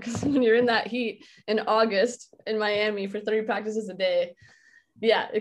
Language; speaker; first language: English; native; English